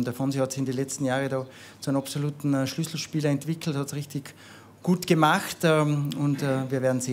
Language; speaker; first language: German; native; German